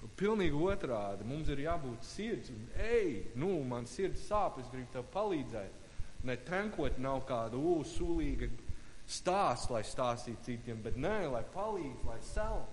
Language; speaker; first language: Latvian; non-native, fluent; English